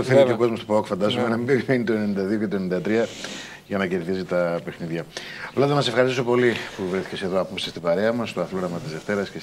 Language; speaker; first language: Greek; native; Greek